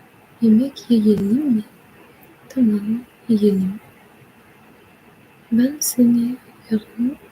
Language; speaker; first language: Turkish; non-native, learner; English